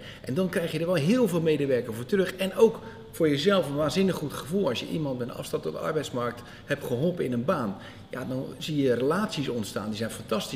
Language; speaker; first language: Dutch; native; Dutch